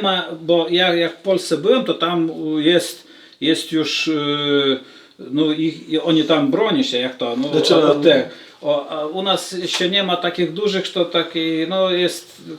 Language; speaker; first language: Polish; non-native, learner; Lithuanian